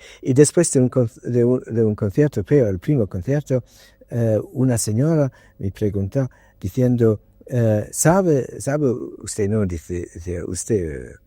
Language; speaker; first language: Spanish; non-native, learner; English